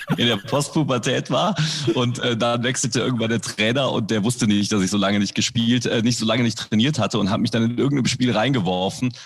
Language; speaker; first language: German; early bilingual, other home language; Indonesian